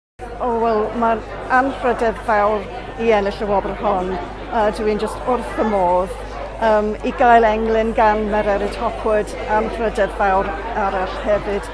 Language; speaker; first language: Welsh; non-native, fluent; English